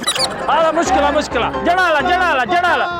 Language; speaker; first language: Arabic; non-native, learner; Punjabi